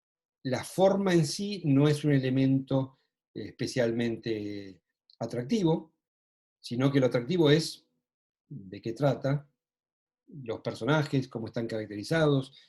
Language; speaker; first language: Spanish; native; Spanish